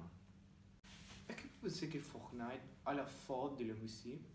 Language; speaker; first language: French; non-native, learner; Spanish